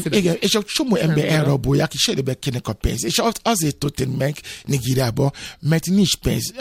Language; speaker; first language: Hungarian; non-native, fluent; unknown